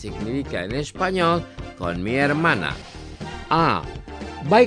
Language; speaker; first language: Spanish; non-native, fluent; Indonesian